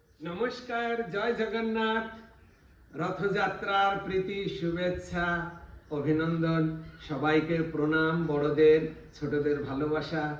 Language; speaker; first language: Bangla; native; Bangla